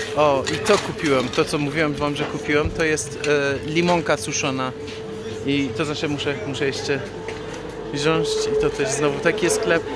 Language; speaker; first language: Polish; non-native, fluent; Persian